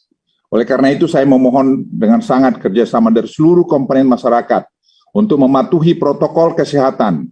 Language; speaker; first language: Indonesian; native; Indonesian